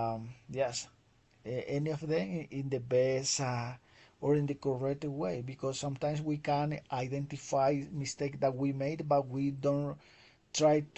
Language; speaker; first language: English; non-native, fluent; Spanish